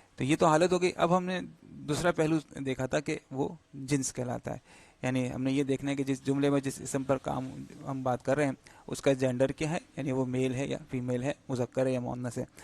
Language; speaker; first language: Urdu; native; Urdu